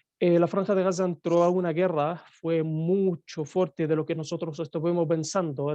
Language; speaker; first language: Spanish; non-native, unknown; Arabic